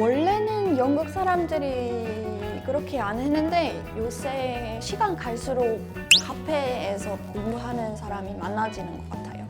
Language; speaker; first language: Korean; non-native, fluent; English